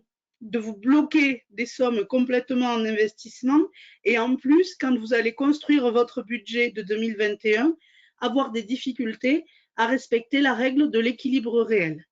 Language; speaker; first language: French; native; French